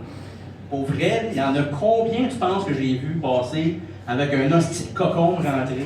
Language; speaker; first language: French; native; French